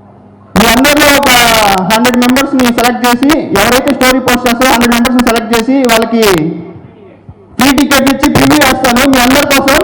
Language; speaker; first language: Telugu; native; Telugu